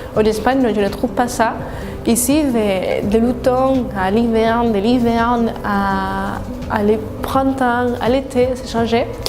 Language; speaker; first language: French; non-native, learner; Spanish